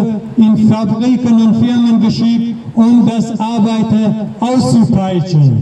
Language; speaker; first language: German; non-native, learner; Persian